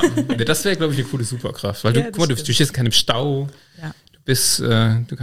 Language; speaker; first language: German; native; German